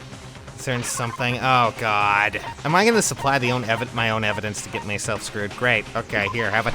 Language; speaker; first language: English; native; English